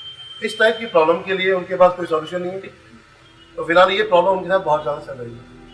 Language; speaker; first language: Hindi; native; Hindi